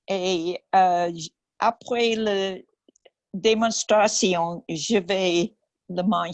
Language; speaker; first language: French; non-native, learner; English